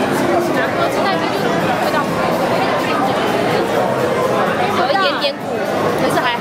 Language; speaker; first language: Chinese; early bilingual, heritage; Chinese